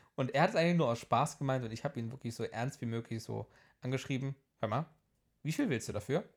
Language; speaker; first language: German; early bilingual, heritage; Polish